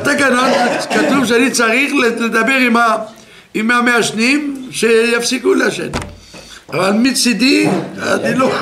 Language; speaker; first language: Hebrew; non-native, fluent; French